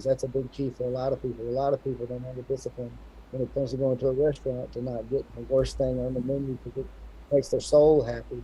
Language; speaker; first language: English; native; English